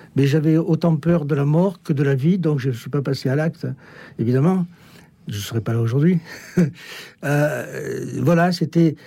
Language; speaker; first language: French; native; French